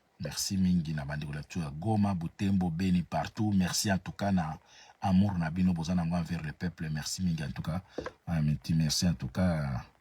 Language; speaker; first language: Lingala; native; Lingala